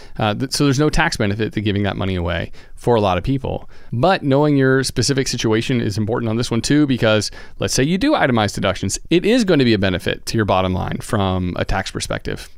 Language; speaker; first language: English; native; English